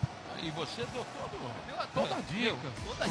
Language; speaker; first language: Portuguese; native; Portuguese